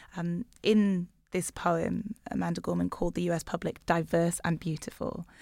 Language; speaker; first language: English; native; English